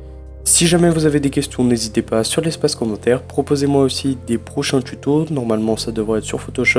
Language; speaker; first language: French; native; French